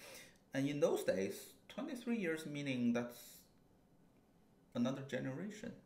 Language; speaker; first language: English; non-native, fluent; Chinese